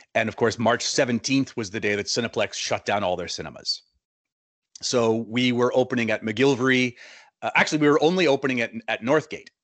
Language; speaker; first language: English; native; English